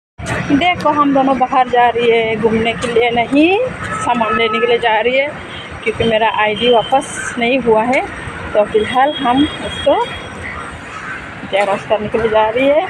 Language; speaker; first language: Hindi; non-native, local second language; Assamese